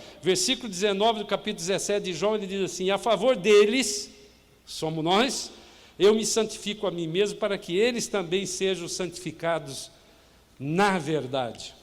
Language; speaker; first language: Portuguese; native; Portuguese